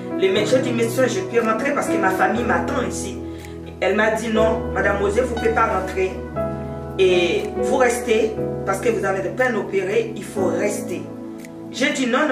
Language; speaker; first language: French; non-native, local second language; Haitian Creole